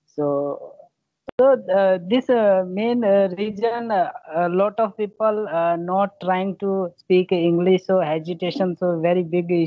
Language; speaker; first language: English; non-native, learner; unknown